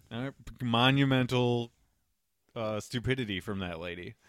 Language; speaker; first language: English; early bilingual, other home language; Spanish